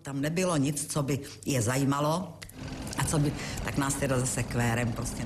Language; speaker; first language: Czech; native; Czech